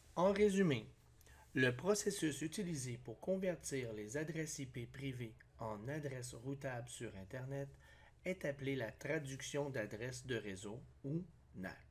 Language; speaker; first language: French; native; French